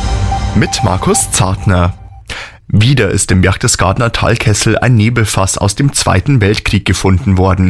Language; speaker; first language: German; native; German